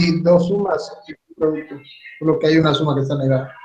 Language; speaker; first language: Spanish; native; Spanish